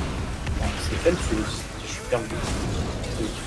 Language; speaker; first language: French; native; French